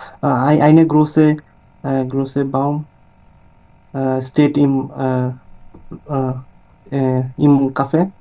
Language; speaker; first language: German; non-native, learner; Bangla